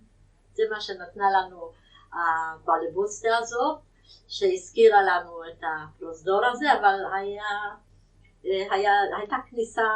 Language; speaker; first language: Hebrew; non-native, fluent; Yiddish